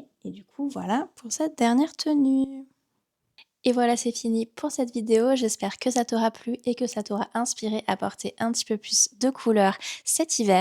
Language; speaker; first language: French; native; French